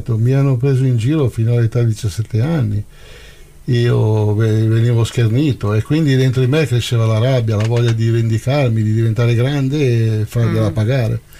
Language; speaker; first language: Italian; native; Italian